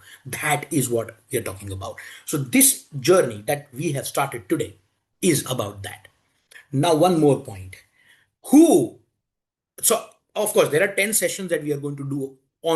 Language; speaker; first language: English; non-native, local second language; Hindi